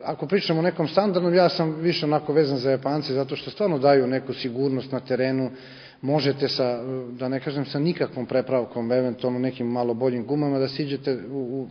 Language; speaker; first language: Bosnian; native; Bosnian